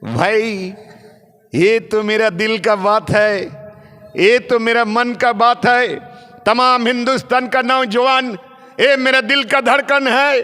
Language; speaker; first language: Hindi; non-native, local second language; Bangla